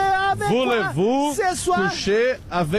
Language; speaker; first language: French; non-native, learner; Portuguese